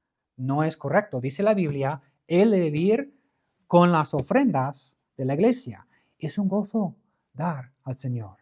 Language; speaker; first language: Spanish; non-native, fluent; English